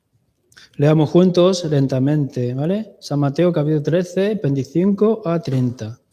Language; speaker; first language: Spanish; non-native, learner; Chinese